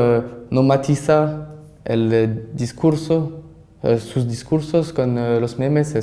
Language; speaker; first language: Spanish; non-native, learner; French